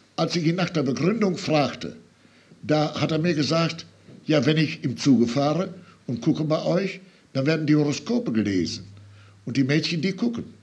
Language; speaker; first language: German; native; German